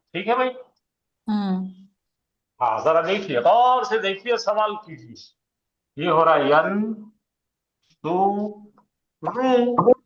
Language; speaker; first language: Hindi; native; Hindi